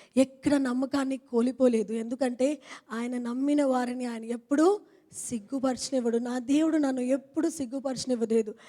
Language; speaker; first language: Telugu; non-native, fluent; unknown